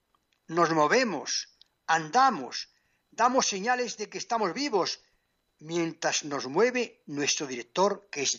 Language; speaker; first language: Spanish; native; Spanish